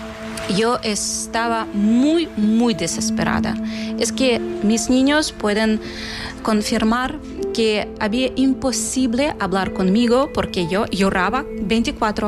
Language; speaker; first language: Spanish; non-native, fluent; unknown